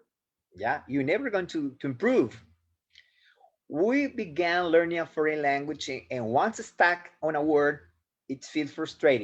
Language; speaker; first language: English; non-native, fluent; Spanish